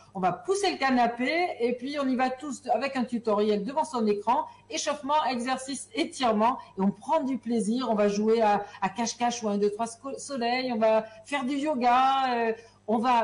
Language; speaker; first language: French; native; French